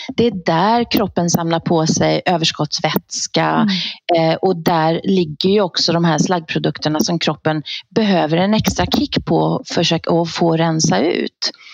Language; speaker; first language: Swedish; native; Swedish